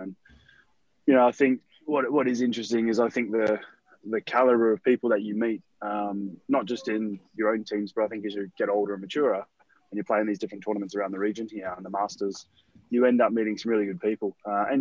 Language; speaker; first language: English; native; English